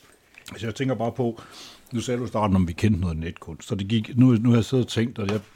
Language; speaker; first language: Danish; native; Danish